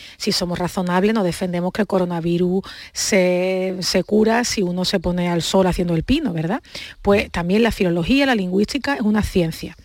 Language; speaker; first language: Spanish; native; Spanish